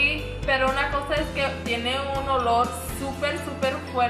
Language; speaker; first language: Spanish; early bilingual, other home language; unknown